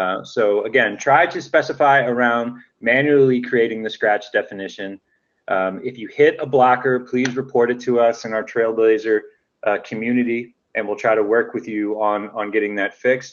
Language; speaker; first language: English; native; English